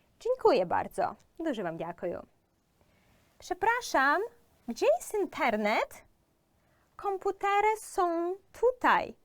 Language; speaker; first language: Polish; non-native, fluent; Ukrainian